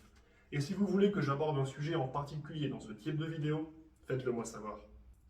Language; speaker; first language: French; native; French